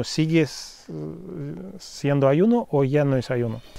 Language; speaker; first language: Spanish; non-native, fluent; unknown